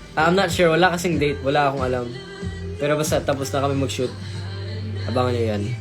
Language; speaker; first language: Filipino; native; Filipino